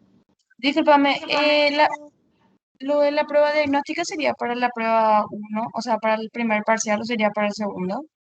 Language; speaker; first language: Spanish; native; Spanish